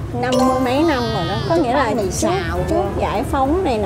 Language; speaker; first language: Vietnamese; native; Vietnamese